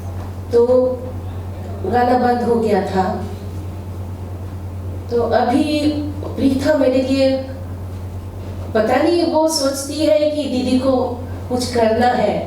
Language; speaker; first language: Hindi; non-native, local second language; Bangla